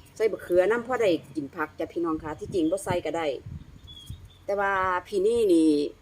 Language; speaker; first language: Thai; native; Thai